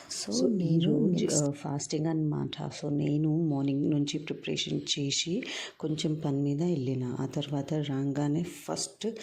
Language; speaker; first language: Telugu; non-native, local second language; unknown